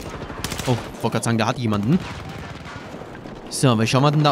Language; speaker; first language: German; native; German